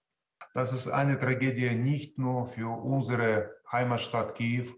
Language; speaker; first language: German; non-native, fluent; Russian